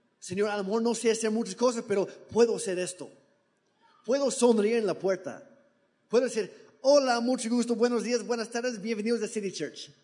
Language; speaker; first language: Spanish; non-native, fluent; English